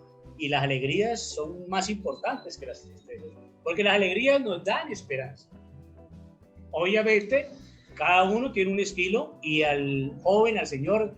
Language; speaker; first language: Spanish; native; Spanish